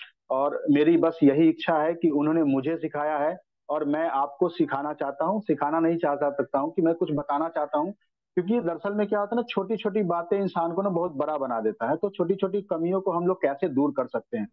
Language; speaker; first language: Hindi; native; Hindi